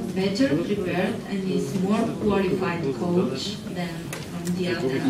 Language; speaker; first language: English; non-native, fluent; Bulgarian